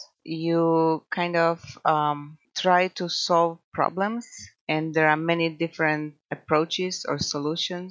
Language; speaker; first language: English; non-native, fluent; Croatian